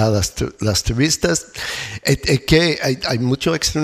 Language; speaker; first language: Spanish; non-native, learner; English